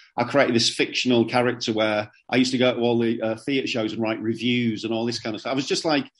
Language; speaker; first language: English; native; English